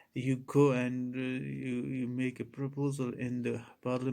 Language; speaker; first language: English; non-native, local second language; Urdu